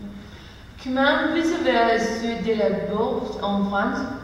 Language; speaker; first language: French; non-native, learner; Spanish